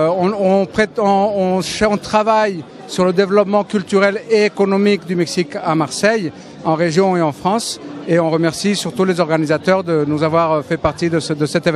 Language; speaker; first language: French; non-native, fluent; Spanish